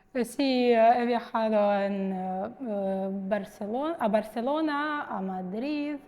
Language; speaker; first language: Spanish; non-native, fluent; Russian